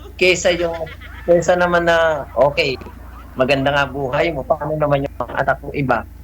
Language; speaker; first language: Filipino; native; Filipino